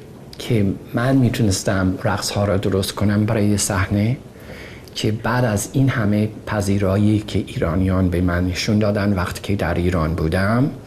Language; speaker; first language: Persian; non-native, fluent; English